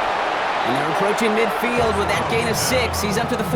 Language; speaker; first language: English; native; English